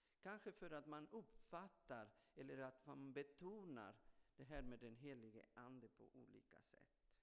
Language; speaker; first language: Swedish; non-native, fluent; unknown